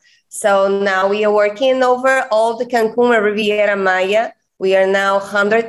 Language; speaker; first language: English; non-native, fluent; Portuguese